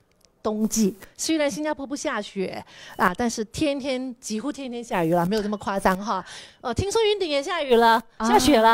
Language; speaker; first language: Chinese; native; Chinese